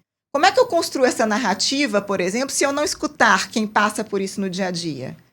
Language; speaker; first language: Portuguese; native; Portuguese